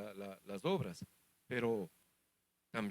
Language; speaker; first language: Spanish; native; Spanish